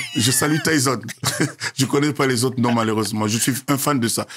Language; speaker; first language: French; non-native, local second language; Lingala